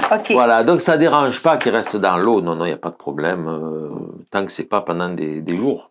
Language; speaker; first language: French; native; French